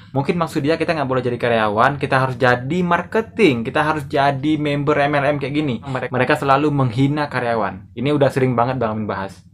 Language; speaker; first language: Indonesian; native; Indonesian